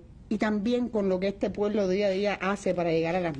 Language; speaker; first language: Spanish; native; Spanish